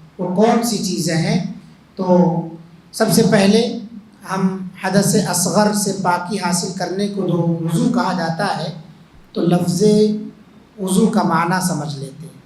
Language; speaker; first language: Urdu; native; Urdu